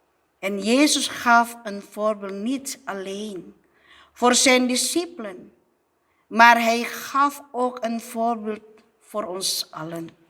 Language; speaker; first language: Dutch; non-native, fluent; Indonesian